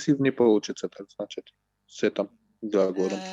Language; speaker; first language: Russian; non-native, learner; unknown